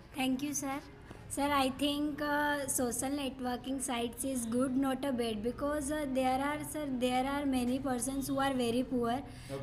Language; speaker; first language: English; non-native, learner; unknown